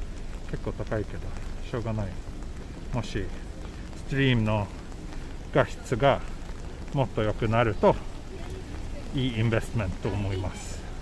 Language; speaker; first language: Japanese; non-native, fluent; Swedish